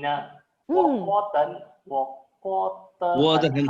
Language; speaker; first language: Chinese; non-native, learner; English